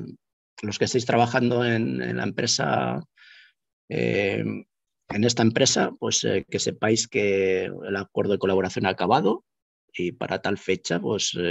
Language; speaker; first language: Spanish; native; Spanish